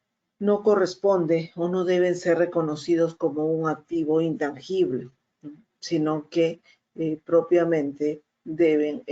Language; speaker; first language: Spanish; native; Spanish